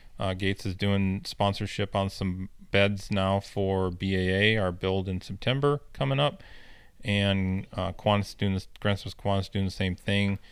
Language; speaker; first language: English; native; English